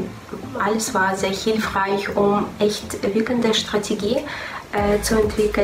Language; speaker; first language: German; non-native, fluent; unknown